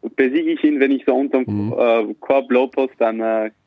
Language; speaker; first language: German; native; German